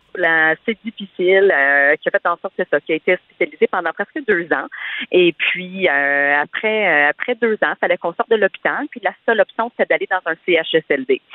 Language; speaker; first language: French; non-native, fluent; English